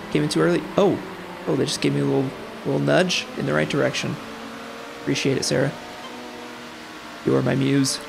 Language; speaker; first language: English; native; English